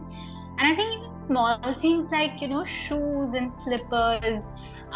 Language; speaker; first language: English; non-native, local second language; Hindi